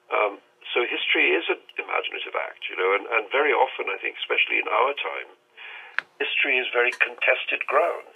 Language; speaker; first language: English; non-native, local second language; Urdu